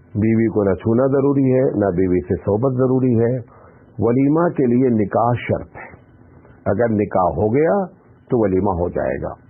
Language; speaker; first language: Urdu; native; Urdu